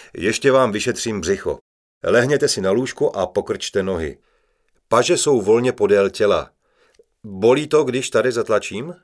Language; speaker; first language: Czech; non-native, learner; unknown